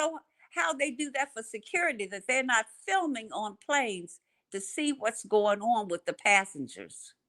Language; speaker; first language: English; native; English